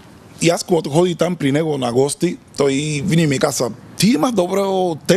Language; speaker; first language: Bulgarian; non-native, learner; Spanish